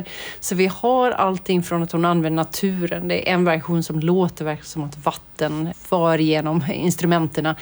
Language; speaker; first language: Swedish; native; Swedish